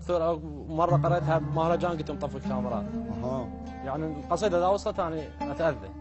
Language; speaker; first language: Arabic; native; Arabic